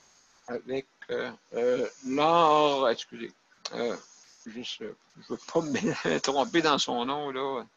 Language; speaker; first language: French; native; French